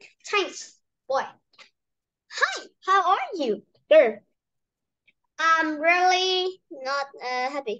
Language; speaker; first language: English; non-native, learner; Vietnamese